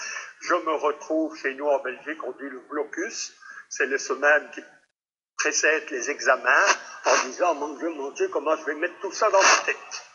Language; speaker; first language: French; native; French